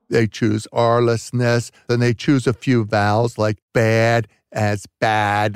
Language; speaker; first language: English; native; English